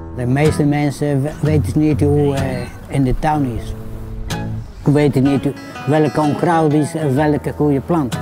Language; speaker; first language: Dutch; non-native, learner; Italian